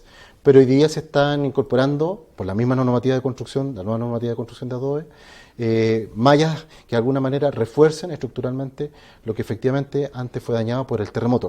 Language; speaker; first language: Spanish; native; Spanish